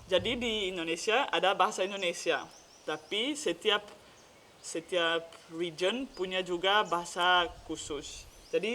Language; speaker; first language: Indonesian; non-native, fluent; Dutch